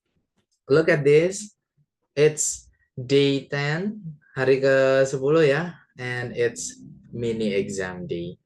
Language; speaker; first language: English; non-native, learner; Indonesian